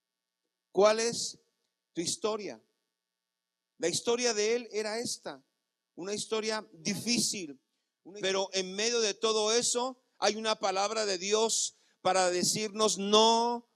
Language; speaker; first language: Spanish; native; Spanish